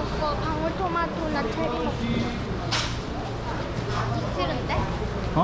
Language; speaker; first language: Korean; native; Korean